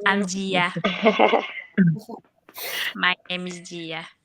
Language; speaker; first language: English; non-native, learner; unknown